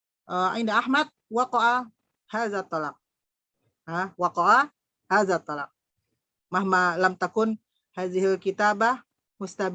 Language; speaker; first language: Arabic; non-native, fluent; Indonesian